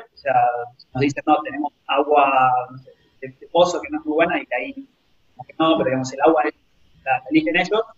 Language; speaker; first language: Spanish; native; Spanish